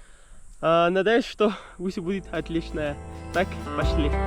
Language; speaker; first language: Russian; non-native, learner; Urdu